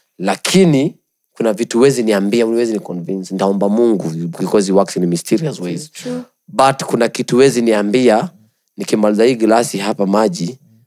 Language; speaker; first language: Swahili; native; Swahili